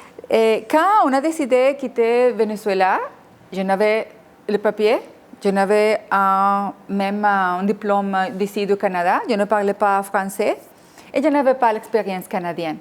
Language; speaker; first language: French; non-native, fluent; Spanish